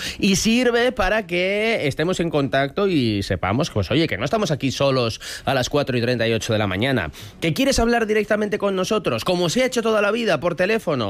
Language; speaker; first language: Spanish; native; Spanish